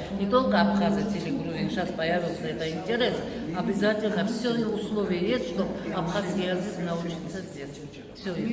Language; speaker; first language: Russian; non-native, local second language; Georgian